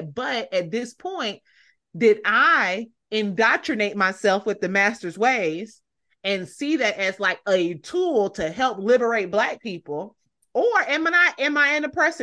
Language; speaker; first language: English; native; English